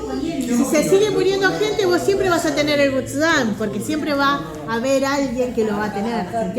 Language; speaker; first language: Spanish; native; Spanish